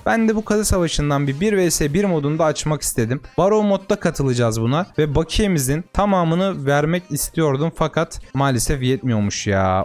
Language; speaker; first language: Turkish; native; Turkish